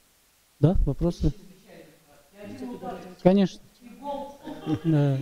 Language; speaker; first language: Russian; non-native, local second language; Kyrgyz